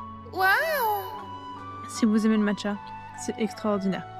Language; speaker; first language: French; native; French